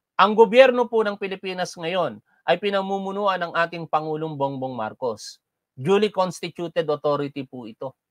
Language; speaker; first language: Filipino; native; Filipino